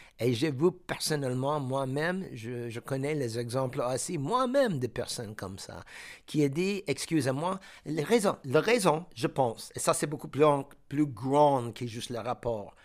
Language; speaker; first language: French; non-native, fluent; English